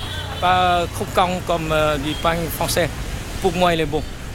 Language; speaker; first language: French; non-native, fluent; Vietnamese